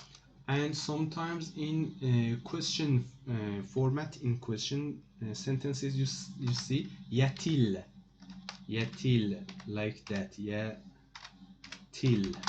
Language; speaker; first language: English; non-native, fluent; Persian